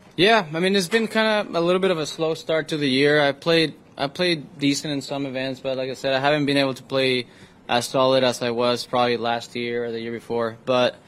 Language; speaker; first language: English; non-native, fluent; Spanish